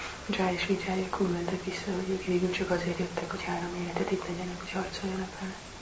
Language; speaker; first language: Hungarian; native; Hungarian